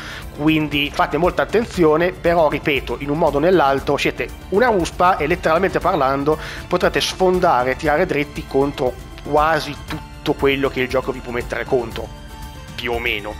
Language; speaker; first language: Italian; native; Italian